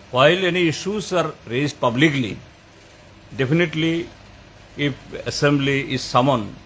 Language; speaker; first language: English; non-native, local second language; Bangla